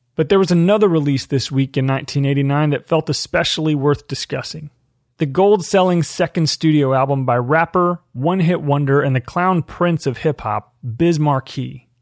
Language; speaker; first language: English; native; English